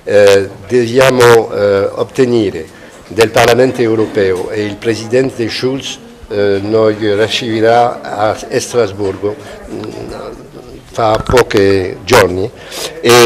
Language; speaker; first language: Italian; non-native, fluent; Spanish